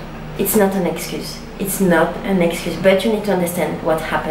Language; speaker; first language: English; non-native, learner; French